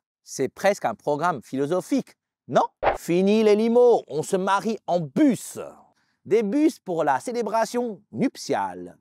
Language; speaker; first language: French; native; French